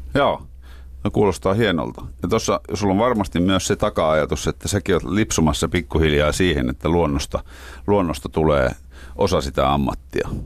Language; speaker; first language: Finnish; native; Finnish